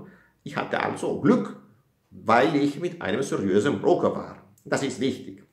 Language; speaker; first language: German; non-native, fluent; Italian